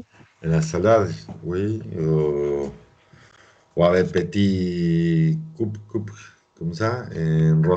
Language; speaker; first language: French; non-native, learner; Spanish